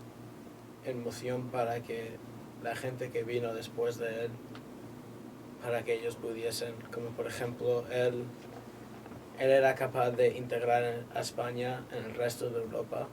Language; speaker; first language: Spanish; native; Spanish